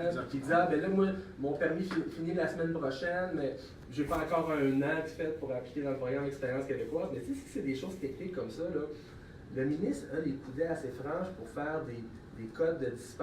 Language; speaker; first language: French; native; French